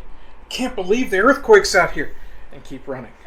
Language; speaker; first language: English; native; English